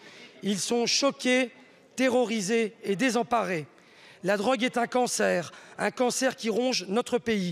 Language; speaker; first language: French; native; French